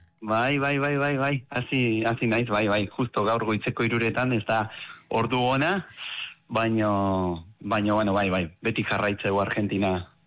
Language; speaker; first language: Basque; early bilingual, heritage; Spanish